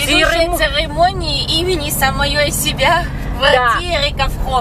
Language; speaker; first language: Russian; native; Russian